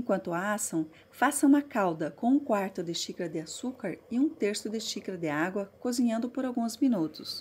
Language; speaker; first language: Portuguese; native; Portuguese